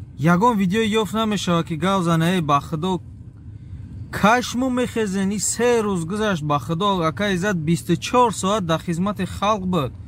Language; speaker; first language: Tajik; native; Tajik